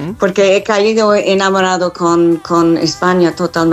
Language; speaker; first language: Spanish; non-native, fluent; English